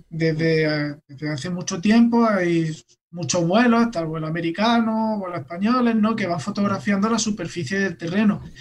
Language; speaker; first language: Spanish; native; Spanish